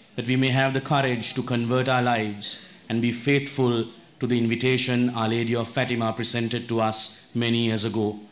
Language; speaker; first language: English; non-native, local second language; Sinhala